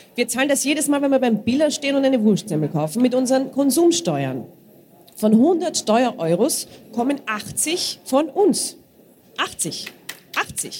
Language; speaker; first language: German; native; German